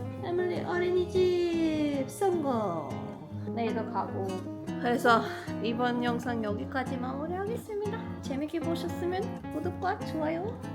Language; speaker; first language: Korean; non-native, fluent; Swedish